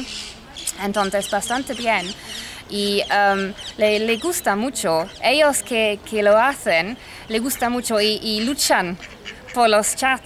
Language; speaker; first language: Spanish; non-native, fluent; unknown